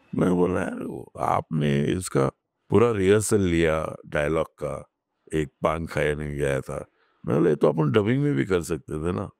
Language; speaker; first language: Hindi; non-native, local second language; Marathi